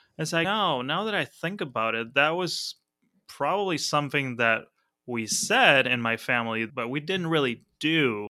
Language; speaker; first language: English; non-native, fluent; Spanish